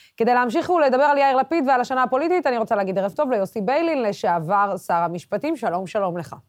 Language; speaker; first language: Hebrew; non-native, local second language; Arabic